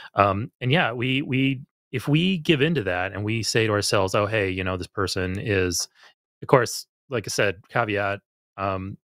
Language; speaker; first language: English; native; English